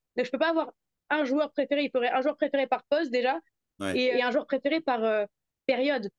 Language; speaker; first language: French; native; French